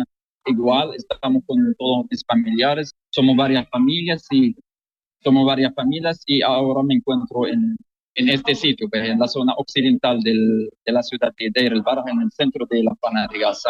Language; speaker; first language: Spanish; non-native, fluent; Arabic